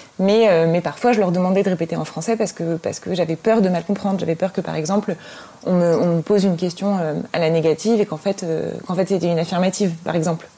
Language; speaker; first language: French; early bilingual, other home language; Arabic